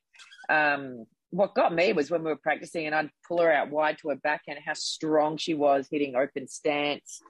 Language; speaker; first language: English; native; English